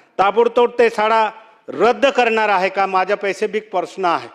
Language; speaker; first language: Marathi; non-native, local second language; Bhili